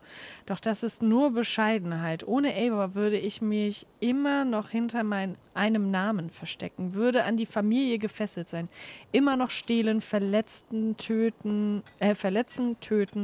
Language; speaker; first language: German; native; German